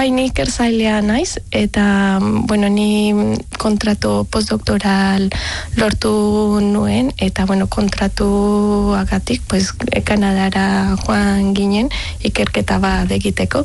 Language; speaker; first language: Basque; non-native, learner; Spanish